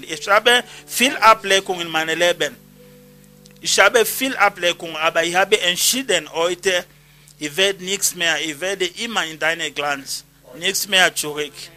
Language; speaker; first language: German; non-native, learner; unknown